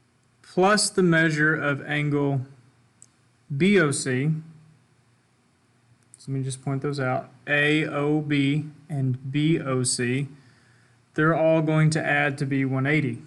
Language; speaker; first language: English; native; English